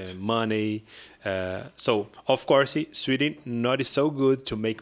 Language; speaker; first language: English; non-native, learner; Portuguese